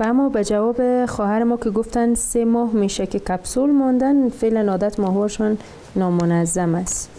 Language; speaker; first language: Persian; native; Persian